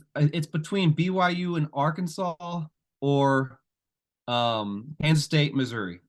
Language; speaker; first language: English; native; English